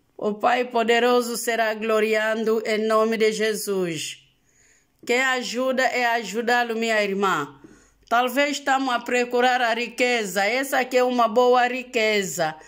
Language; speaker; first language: Portuguese; non-native, local second language; Lingala